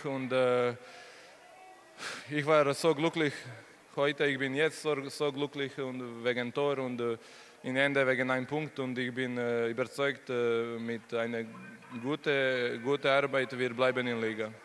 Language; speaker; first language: German; non-native, learner; Croatian